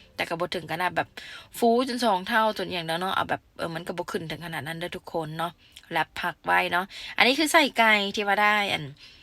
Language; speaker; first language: Thai; native; Thai